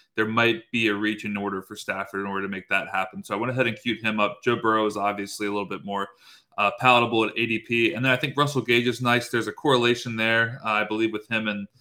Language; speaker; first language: English; native; English